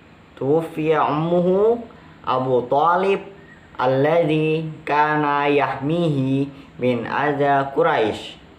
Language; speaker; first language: Arabic; non-native, fluent; Indonesian